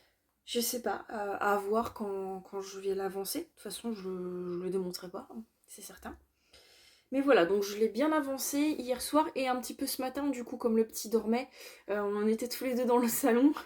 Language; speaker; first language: French; native; French